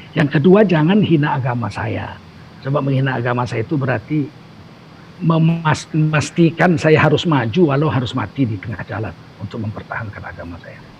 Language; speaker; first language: Indonesian; native; Indonesian